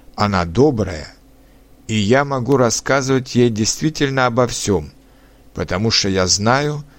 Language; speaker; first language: Russian; non-native, fluent; Czech